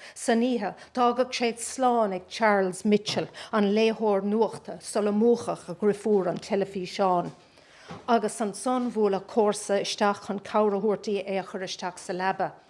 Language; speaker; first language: Irish; native; Irish